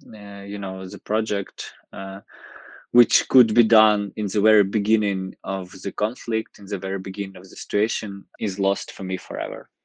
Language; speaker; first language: English; non-native, fluent; Ukrainian